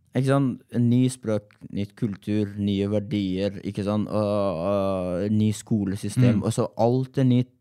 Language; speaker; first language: Norwegian; non-native, fluent; Persian